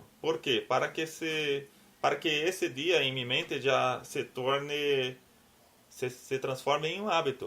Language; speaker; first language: Spanish; non-native, learner; Portuguese